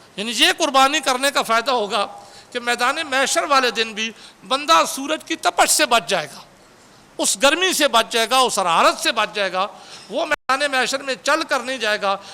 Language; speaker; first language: Urdu; non-native, local second language; Punjabi